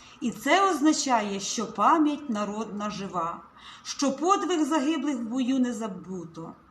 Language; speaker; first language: Ukrainian; native; Ukrainian